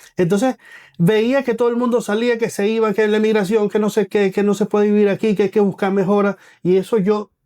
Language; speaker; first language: Spanish; native; Spanish